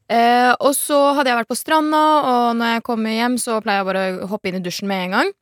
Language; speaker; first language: Norwegian; native; Norwegian